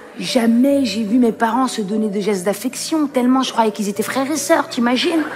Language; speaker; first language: French; native; French